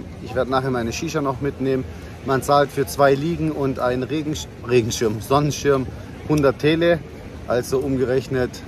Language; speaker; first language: German; early bilingual, other home language; Turkish